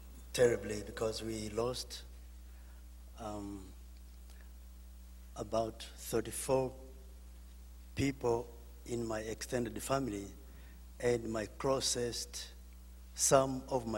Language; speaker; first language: English; non-native, local second language; Kinyarwanda